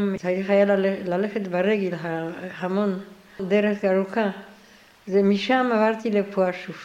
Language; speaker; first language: Hebrew; non-native, fluent; Polish